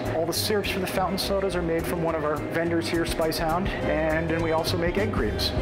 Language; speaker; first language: English; native; English